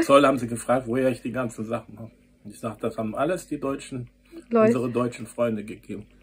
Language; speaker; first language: German; native; German